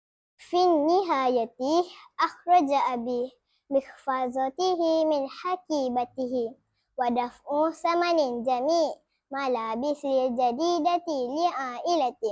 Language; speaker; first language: Arabic; non-native, learner; Malay